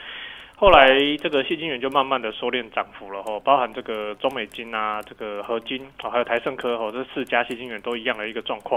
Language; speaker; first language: Chinese; native; Chinese